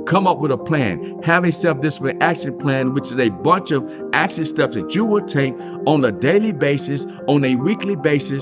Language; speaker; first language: English; native; English